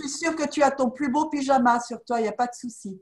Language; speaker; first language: French; native; French